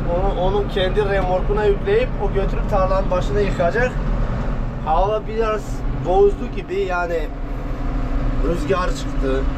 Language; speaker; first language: Turkish; native; Turkish